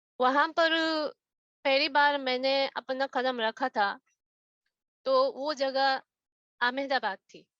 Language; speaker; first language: Hindi; non-native, fluent; Japanese